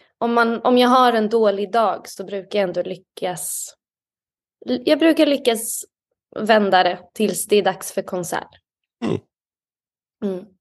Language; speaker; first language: Swedish; native; Swedish